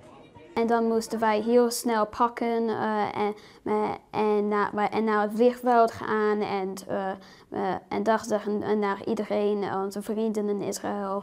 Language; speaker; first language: Dutch; early bilingual, heritage; Dutch